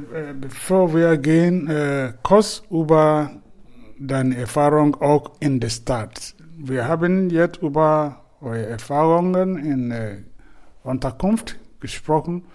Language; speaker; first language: German; non-native, fluent; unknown